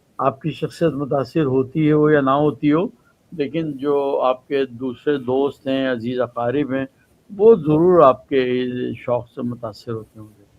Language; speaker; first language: Urdu; native; Urdu